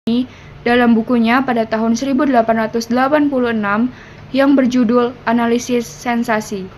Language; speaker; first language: Indonesian; native; Indonesian